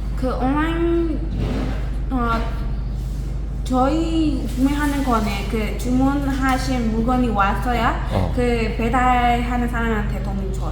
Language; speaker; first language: Korean; non-native, learner; Burmese